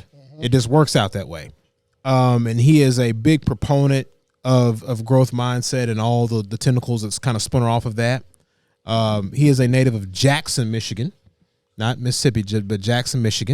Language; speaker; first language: English; native; English